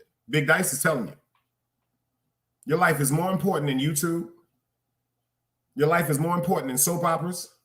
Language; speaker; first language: English; native; English